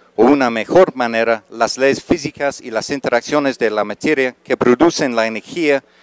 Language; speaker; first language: Spanish; non-native, fluent; English